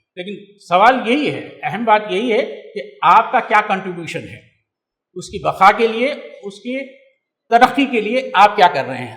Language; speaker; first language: Urdu; native; Urdu